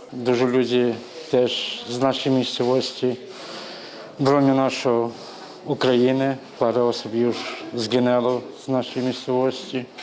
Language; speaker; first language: Polish; early bilingual, heritage; Polish